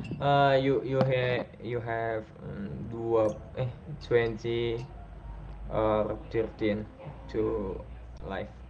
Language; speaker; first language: English; non-native, learner; Indonesian